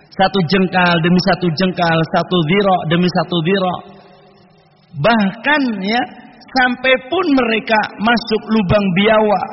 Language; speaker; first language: Indonesian; non-native, local second language; Javanese